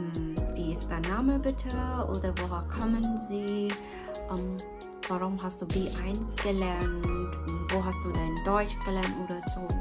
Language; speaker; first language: German; non-native, learner; Filipino